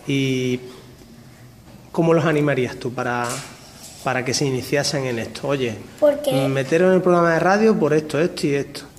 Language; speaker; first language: Spanish; native; Spanish